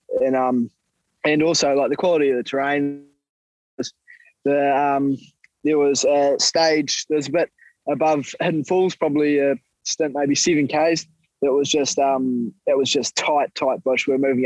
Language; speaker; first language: English; native; English